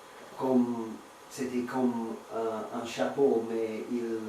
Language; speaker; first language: French; non-native, learner; English